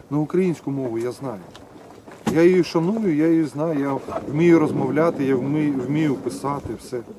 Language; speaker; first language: Ukrainian; non-native, local second language; Russian